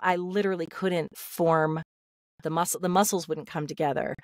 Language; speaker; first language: English; native; English